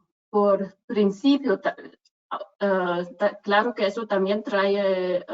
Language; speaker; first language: Spanish; non-native, fluent; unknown